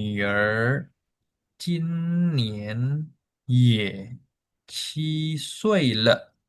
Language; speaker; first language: Chinese; non-native, fluent; Indonesian